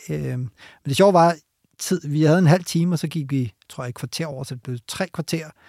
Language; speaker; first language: Danish; early bilingual, other home language; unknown